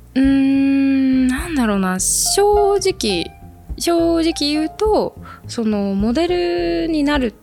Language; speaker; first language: Japanese; native; Japanese